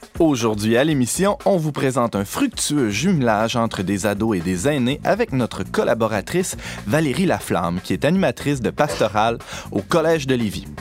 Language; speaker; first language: French; native; French